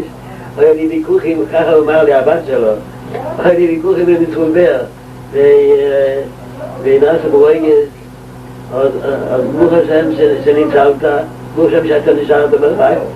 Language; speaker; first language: Hebrew; non-native, local second language; Yiddish